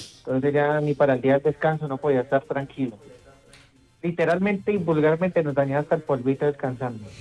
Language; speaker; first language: Spanish; native; Spanish